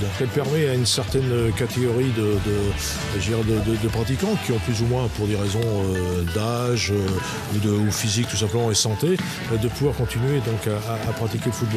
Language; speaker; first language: French; native; French